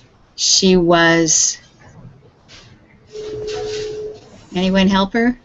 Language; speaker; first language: English; non-native, fluent; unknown